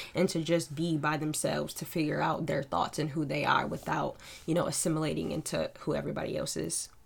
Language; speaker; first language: English; native; English